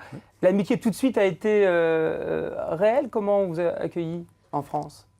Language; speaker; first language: French; native; French